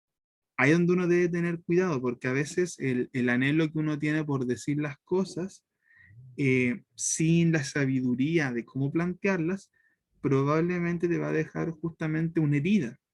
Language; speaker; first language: Spanish; native; Spanish